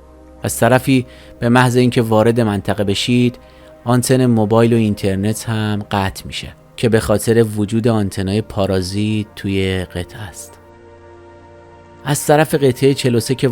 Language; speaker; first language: Persian; native; Persian